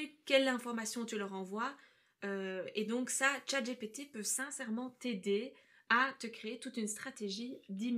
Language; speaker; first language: French; native; French